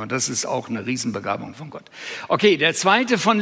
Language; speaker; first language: German; native; German